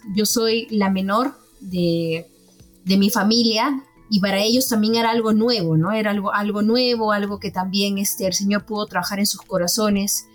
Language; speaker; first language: Spanish; native; Spanish